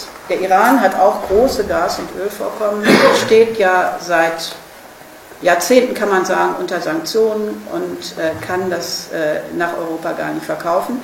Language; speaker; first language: German; native; German